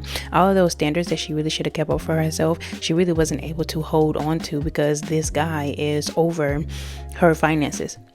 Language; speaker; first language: English; native; English